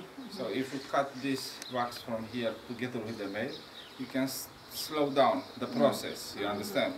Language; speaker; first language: English; non-native, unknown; Romanian